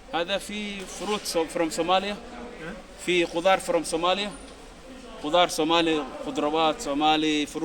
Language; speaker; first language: Arabic; non-native, learner; Somali